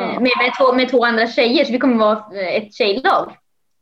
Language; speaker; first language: Swedish; native; Swedish